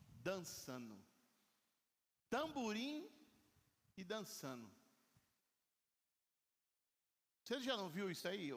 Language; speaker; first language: Portuguese; native; Portuguese